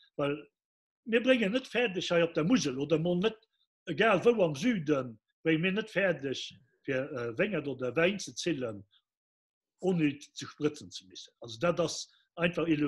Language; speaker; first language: Luxembourgish; native; Luxembourgish